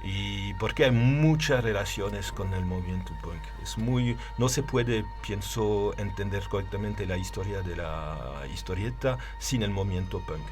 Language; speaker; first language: Spanish; non-native, learner; French